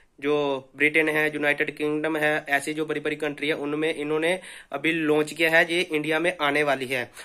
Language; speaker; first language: Hindi; native; Hindi